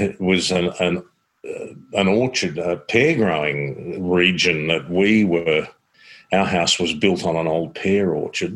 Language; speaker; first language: English; native; English